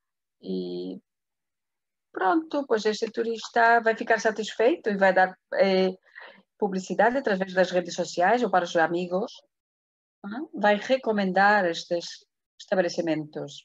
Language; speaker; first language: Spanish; non-native, fluent; Portuguese